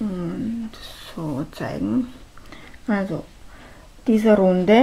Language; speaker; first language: German; non-native, fluent; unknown